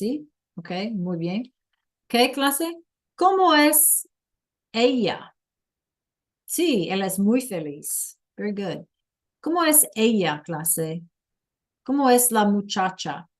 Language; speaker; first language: Spanish; non-native, learner; English